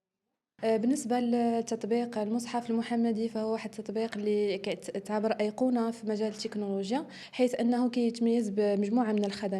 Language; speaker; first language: Arabic; native; Arabic